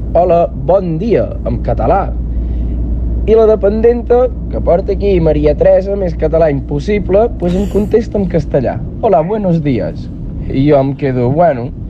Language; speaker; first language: Catalan; early bilingual, other home language; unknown